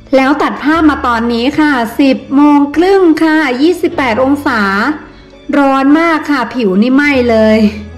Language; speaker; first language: Thai; native; Thai